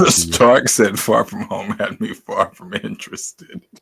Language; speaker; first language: English; native; English